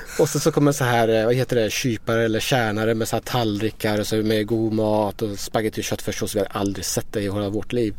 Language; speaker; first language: Swedish; early bilingual, other home language; Persian